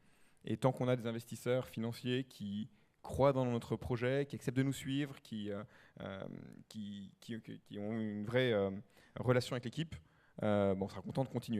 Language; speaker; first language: French; native; French